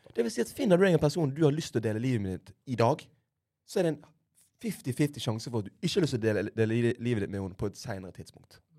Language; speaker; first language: Norwegian; native; Norwegian